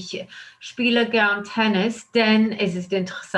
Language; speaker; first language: German; non-native, fluent; English